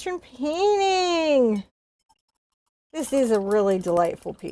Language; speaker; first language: English; native; English